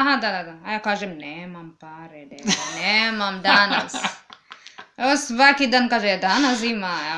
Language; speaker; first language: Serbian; non-native, learner; English